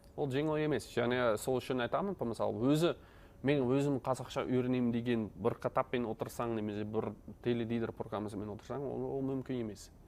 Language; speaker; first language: Kazakh; non-native, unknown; Dutch